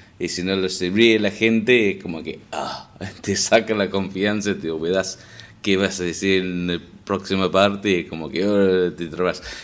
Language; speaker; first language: Spanish; non-native, fluent; English